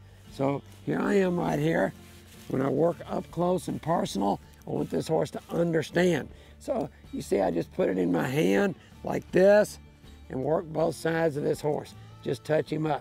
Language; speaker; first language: English; native; English